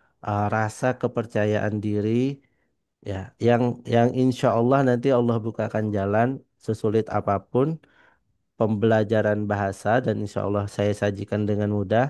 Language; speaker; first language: Indonesian; non-native, fluent; Banjar